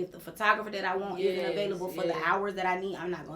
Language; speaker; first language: English; native; English